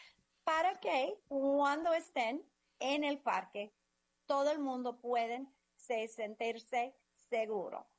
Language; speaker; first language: Spanish; non-native, fluent; English